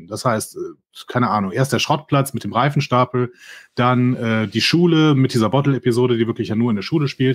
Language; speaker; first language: German; native; German